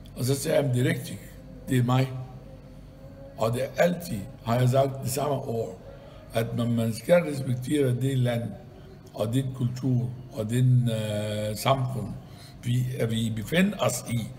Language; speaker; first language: Danish; non-native, fluent; Arabic